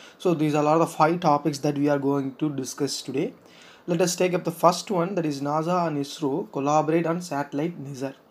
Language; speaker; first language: English; non-native, local second language; Tamil